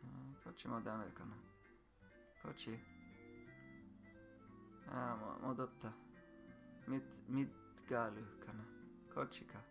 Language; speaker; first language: Japanese; non-native, learner; English